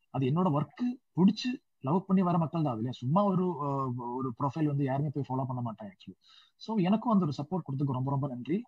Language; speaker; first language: Tamil; non-native, local second language; Malayalam